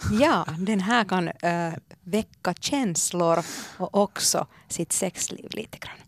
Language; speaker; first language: Swedish; non-native, local second language; Finnish